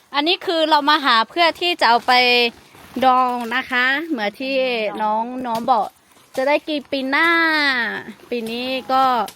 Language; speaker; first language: Thai; non-native, local second language; Lahu